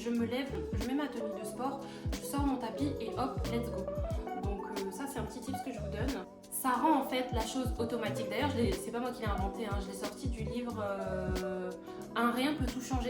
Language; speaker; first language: French; native; French